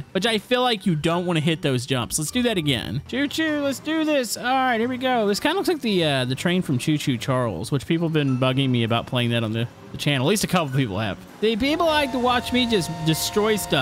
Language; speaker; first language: English; native; English